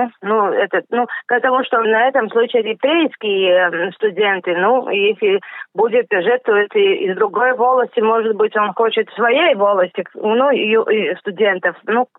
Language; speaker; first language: Russian; non-native, local second language; Latvian